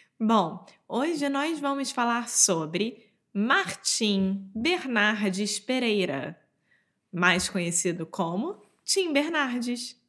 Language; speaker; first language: Portuguese; native; Portuguese